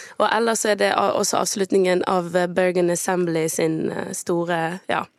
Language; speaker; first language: Norwegian; early bilingual, other home language; Portuguese